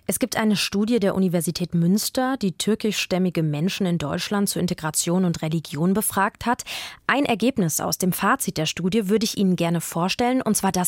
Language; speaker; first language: German; native; German